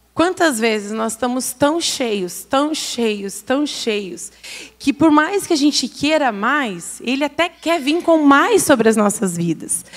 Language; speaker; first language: Portuguese; native; Portuguese